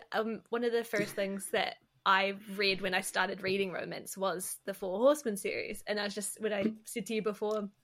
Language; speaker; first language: English; native; English